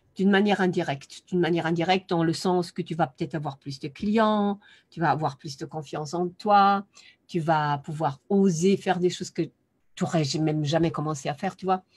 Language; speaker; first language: French; non-native, fluent; German